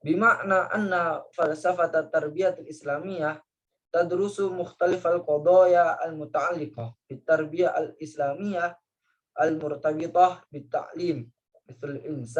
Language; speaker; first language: Arabic; non-native, learner; Indonesian